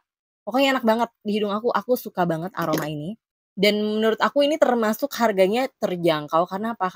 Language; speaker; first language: Indonesian; native; Indonesian